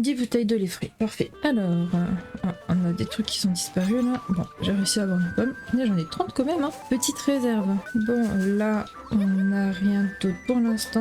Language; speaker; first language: French; native; French